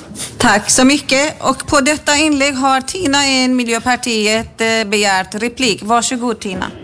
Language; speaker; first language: Swedish; native; Swedish